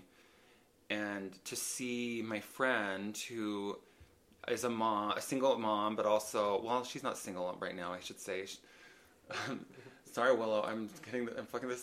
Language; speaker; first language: English; native; English